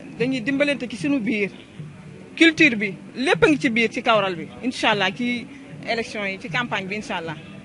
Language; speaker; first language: Wolof; non-native, local second language; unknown